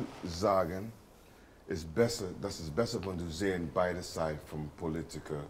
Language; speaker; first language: German; non-native, learner; English